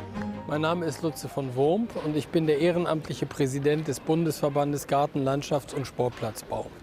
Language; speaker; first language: German; native; German